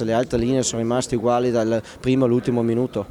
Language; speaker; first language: Italian; non-native, local second language; German